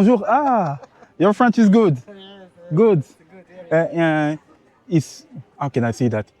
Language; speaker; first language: English; non-native, learner; French